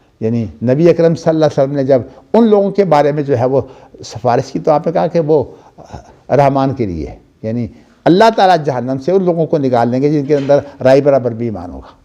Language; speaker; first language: Urdu; non-native, local second language; Punjabi